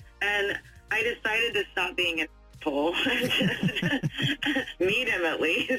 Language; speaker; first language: English; native; English